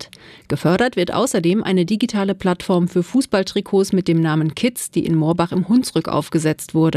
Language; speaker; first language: German; native; German